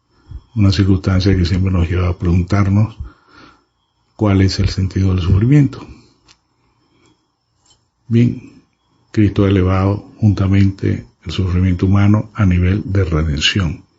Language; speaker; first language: Spanish; native; Spanish